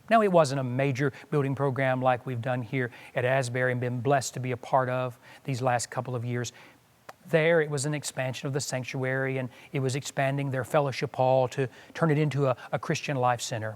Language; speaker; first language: English; native; English